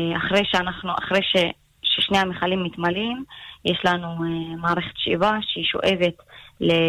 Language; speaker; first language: Hebrew; non-native, local second language; Arabic